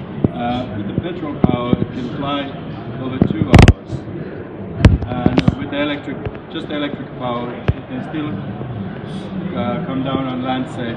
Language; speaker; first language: English; non-native, fluent; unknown